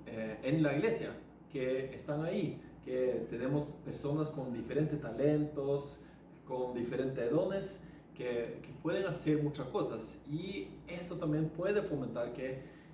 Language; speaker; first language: Spanish; non-native, fluent; Norwegian